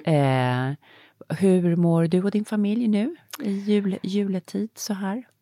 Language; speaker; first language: Swedish; early bilingual, other home language; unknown